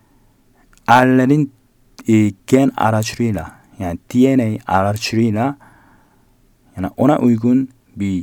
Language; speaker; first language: Turkish; non-native, learner; Korean